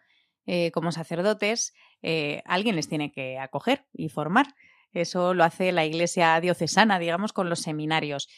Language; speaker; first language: Spanish; native; Spanish